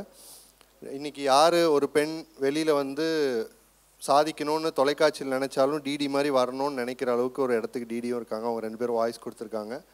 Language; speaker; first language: Tamil; native; Tamil